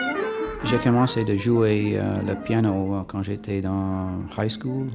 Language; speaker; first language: French; non-native, fluent; English